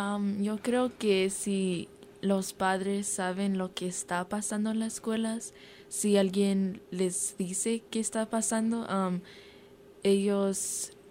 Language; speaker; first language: Spanish; early bilingual, heritage; Spanish